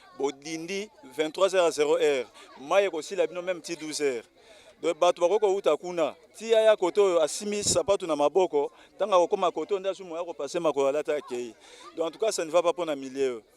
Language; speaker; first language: Lingala; native; Lingala